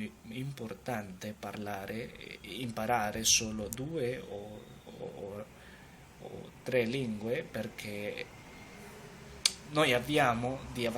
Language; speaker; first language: Italian; non-native, learner; Spanish